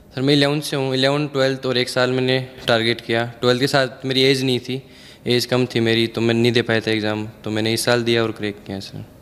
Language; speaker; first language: Hindi; native; Hindi